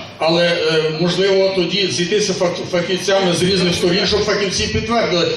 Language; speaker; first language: Ukrainian; native; Ukrainian